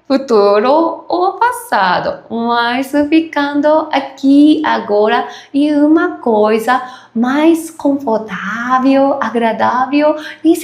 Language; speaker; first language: Portuguese; non-native, learner; Japanese